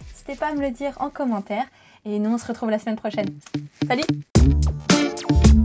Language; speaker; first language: French; native; French